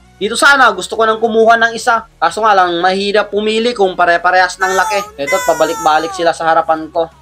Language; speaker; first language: Filipino; non-native, local second language; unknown